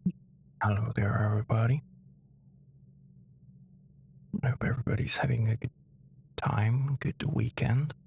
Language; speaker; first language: English; non-native, fluent; Romanian